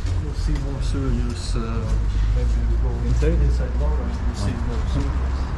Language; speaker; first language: English; non-native, learner; Russian